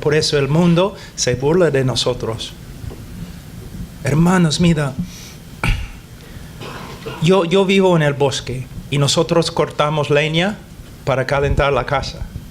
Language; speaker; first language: Spanish; non-native, fluent; English